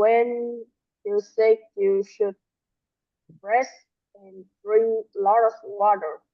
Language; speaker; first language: English; non-native, learner; Vietnamese